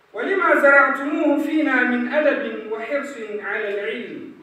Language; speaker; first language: Arabic; non-native, fluent; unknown